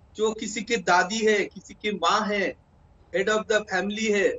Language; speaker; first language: Hindi; non-native, local second language; Bangla